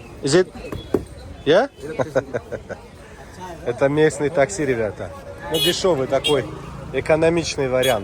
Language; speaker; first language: Russian; non-native, fluent; Tajik